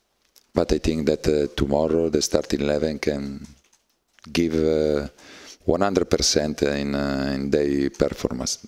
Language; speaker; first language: English; non-native, learner; Italian